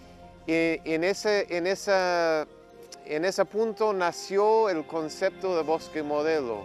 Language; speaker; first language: Spanish; non-native, fluent; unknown